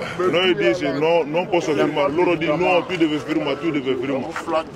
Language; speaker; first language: Italian; non-native, learner; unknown